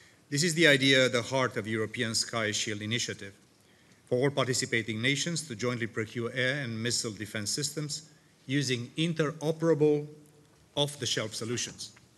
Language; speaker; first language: English; non-native, fluent; Romanian